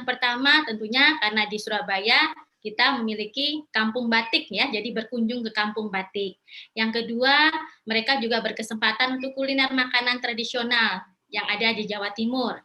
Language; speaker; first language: Indonesian; native; Indonesian